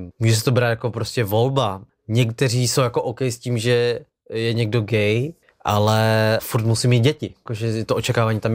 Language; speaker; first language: Czech; early bilingual, other home language; Vietnamese